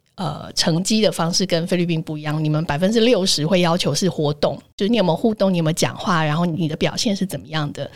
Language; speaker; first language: Chinese; native; Chinese